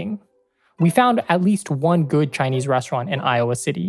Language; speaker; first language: English; native; English